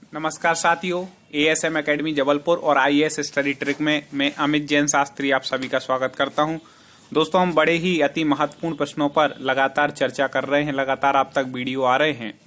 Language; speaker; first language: Hindi; native; Hindi